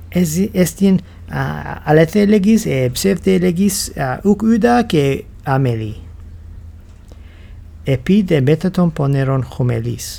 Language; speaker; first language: Greek; non-native, learner; English